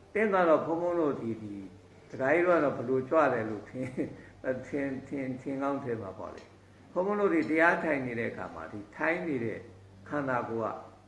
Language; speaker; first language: Burmese; native; Burmese